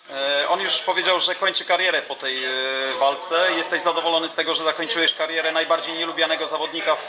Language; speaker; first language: Polish; native; Polish